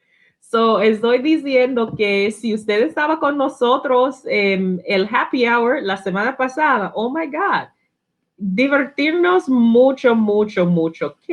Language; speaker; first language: Spanish; non-native, learner; English